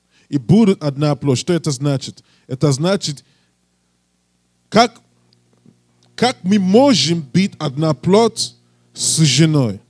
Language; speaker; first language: Russian; non-native, learner; English